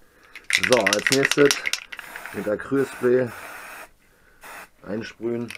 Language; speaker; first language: German; native; German